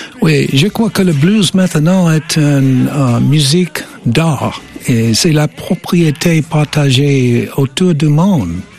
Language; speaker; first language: French; non-native, fluent; English